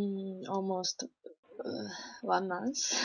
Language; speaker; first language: English; non-native, learner; Chinese